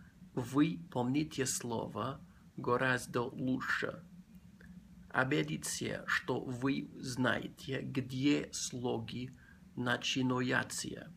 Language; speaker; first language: Russian; non-native, learner; English